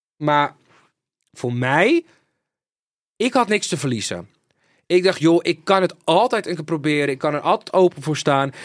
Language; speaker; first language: Dutch; native; Dutch